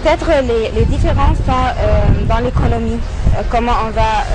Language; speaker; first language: French; non-native, fluent; Arabic